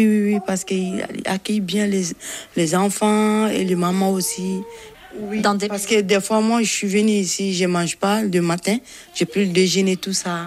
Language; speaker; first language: French; non-native, learner; Bambara